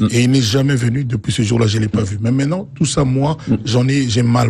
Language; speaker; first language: French; non-native, local second language; Lingala